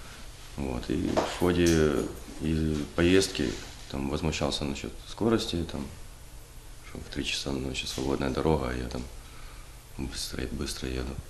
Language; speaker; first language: Russian; native; Russian